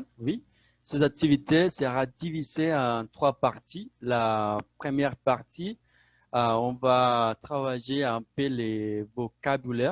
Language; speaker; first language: French; non-native, fluent; Spanish